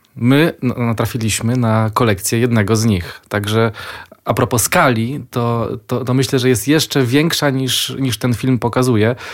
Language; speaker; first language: Polish; native; Polish